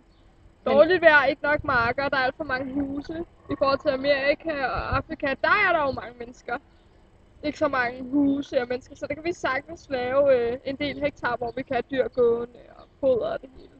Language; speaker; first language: Danish; native; Danish